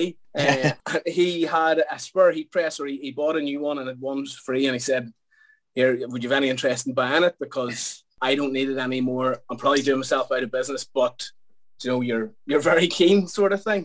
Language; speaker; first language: English; native; English